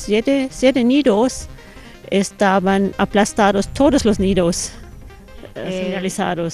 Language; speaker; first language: Spanish; non-native, fluent; German